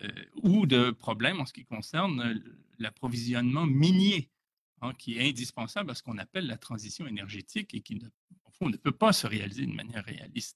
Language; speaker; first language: French; native; French